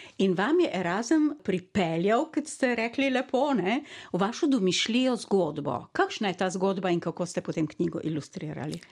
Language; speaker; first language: Slovenian; native; Slovenian